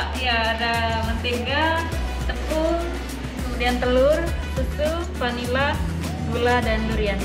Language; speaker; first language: Indonesian; native; Indonesian